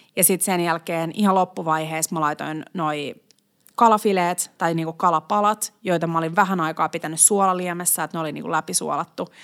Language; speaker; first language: Finnish; non-native, local second language; Swedish